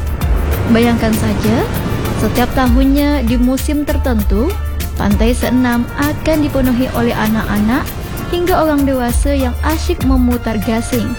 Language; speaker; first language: Indonesian; native; Indonesian